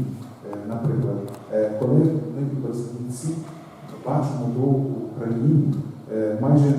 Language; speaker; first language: Ukrainian; non-native, learner; Portuguese